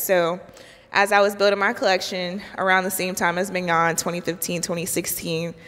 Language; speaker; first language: English; native; English